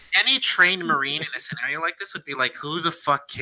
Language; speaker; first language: English; native; English